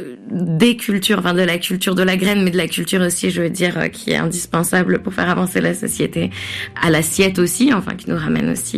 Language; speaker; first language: French; native; French